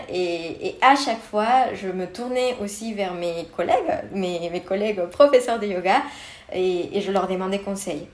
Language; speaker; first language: French; non-native, fluent; Spanish